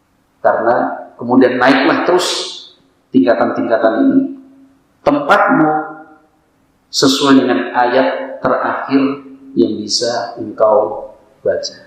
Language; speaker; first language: Indonesian; native; Indonesian